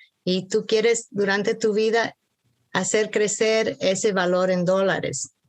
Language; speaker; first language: Spanish; early bilingual, heritage; Spanish